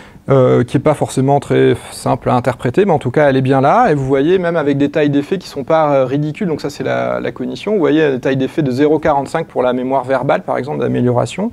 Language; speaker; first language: French; native; French